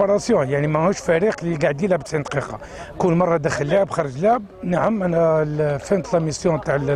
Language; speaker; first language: Arabic; native; Arabic